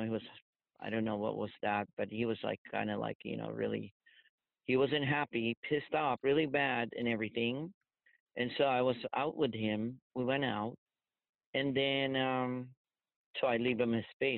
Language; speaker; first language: English; non-native, local second language; Filipino